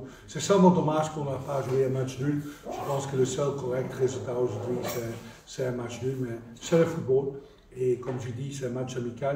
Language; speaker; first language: French; non-native, fluent; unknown